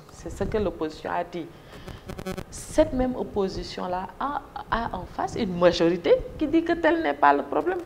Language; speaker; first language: French; non-native, local second language; Wolof